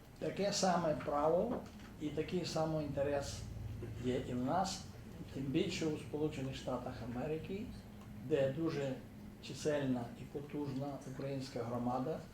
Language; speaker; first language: Ukrainian; native; Ukrainian